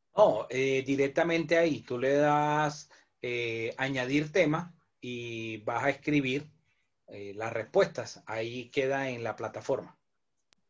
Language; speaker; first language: Spanish; native; Spanish